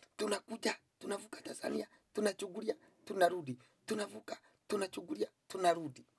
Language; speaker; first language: Swahili; non-native, local second language; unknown